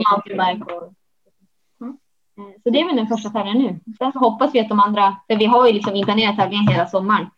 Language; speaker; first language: Swedish; native; Swedish